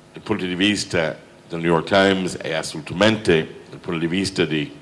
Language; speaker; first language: Italian; non-native, fluent; English